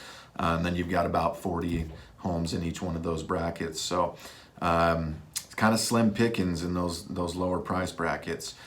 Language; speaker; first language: English; native; English